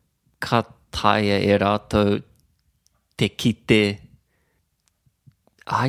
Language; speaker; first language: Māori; non-native, local second language; English